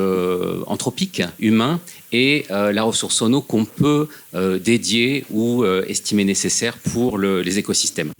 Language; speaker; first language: French; native; French